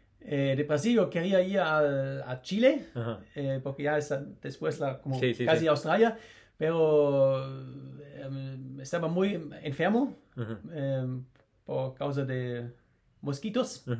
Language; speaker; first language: Spanish; non-native, learner; German